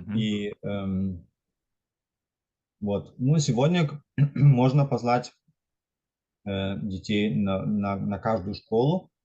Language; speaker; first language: Russian; non-native, fluent; German